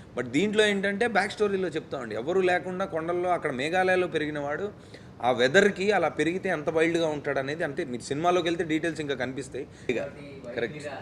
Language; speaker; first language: Telugu; native; Telugu